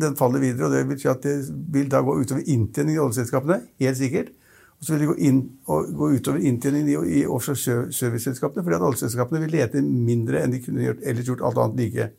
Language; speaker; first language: Norwegian; native; Norwegian